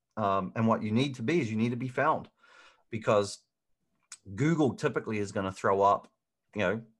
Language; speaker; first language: English; native; English